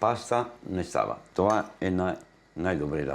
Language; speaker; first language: Bulgarian; non-native, learner; Italian